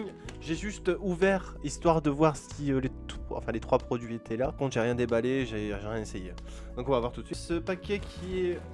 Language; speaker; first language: French; native; French